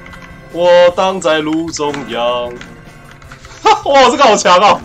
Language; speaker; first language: Chinese; native; Chinese